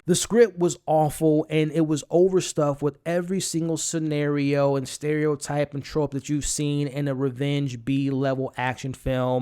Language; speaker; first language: English; native; English